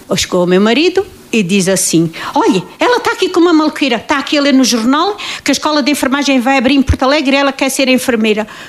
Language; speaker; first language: Portuguese; native; Portuguese